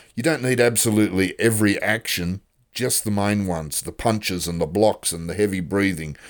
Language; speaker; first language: English; native; English